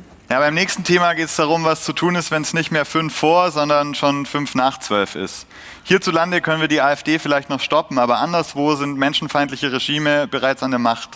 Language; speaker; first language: German; native; German